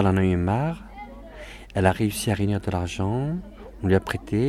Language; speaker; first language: French; early bilingual, other home language; Arabic